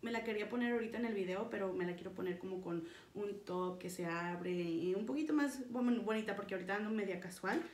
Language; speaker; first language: Spanish; early bilingual, heritage; Spanish